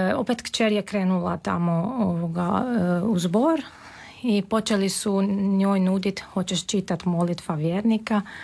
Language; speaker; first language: Serbian; non-native, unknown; Armenian